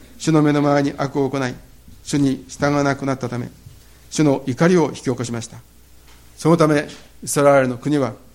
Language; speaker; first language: Japanese; native; Japanese